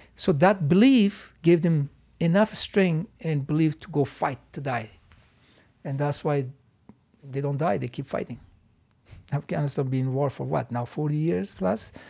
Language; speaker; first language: English; non-native, fluent; Persian